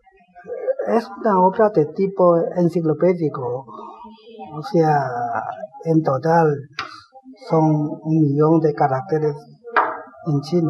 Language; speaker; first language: Spanish; non-native, fluent; Chinese